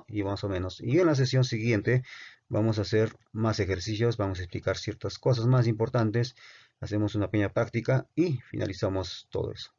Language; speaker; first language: Spanish; native; Spanish